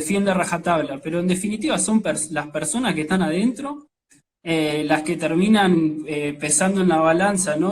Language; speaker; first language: Spanish; native; Spanish